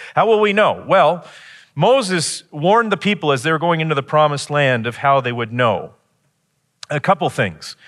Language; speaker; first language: English; native; English